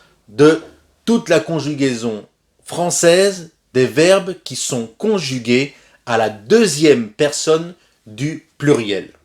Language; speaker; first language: French; non-native, fluent; Spanish